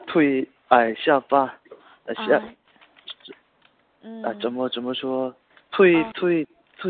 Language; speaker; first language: Chinese; non-native, learner; Korean